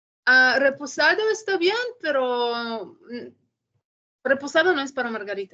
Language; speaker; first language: Spanish; non-native, learner; English